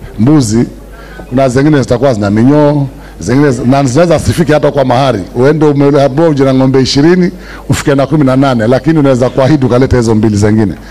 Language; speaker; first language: Swahili; non-native, local second language; Giryama